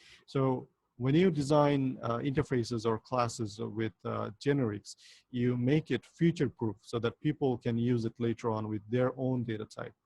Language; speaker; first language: English; non-native, local second language; Bangla